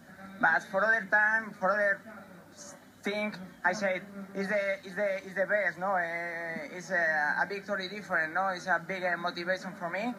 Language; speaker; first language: English; non-native, learner; Spanish